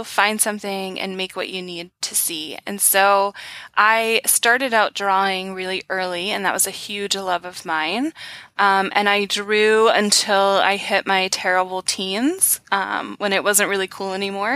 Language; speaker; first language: English; native; English